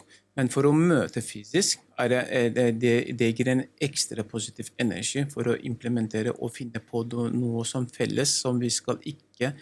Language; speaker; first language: Norwegian; non-native, learner; Turkish